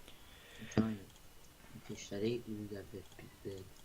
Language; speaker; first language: French; native; French